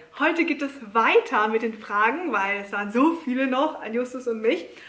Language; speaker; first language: German; native; German